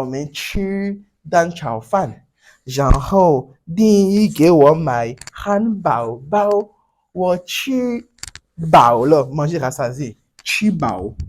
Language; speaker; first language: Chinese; non-native, learner; French